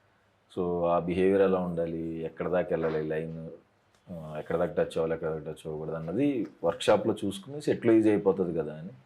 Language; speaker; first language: Telugu; native; Telugu